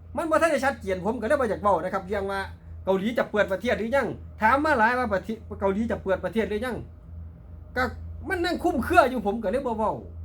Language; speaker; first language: Thai; native; Thai